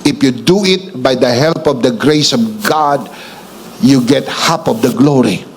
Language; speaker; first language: English; non-native, local second language; Filipino